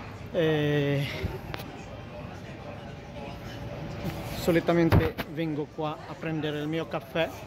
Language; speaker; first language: Italian; non-native, learner; Filipino